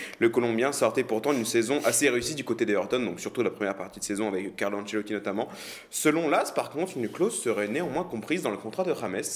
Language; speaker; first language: French; native; French